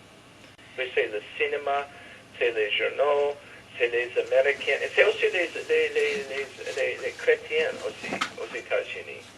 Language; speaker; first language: French; non-native, fluent; English